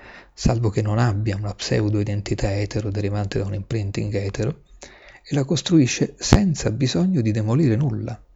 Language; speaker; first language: Italian; native; Italian